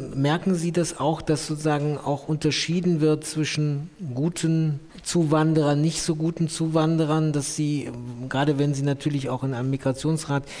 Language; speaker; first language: German; native; German